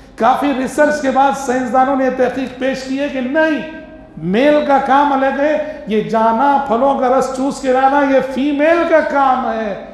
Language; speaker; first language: Urdu; native; Urdu